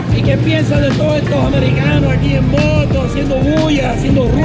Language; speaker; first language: Spanish; early bilingual, heritage; Spanish